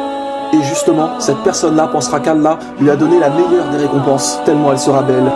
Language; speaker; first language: French; native; French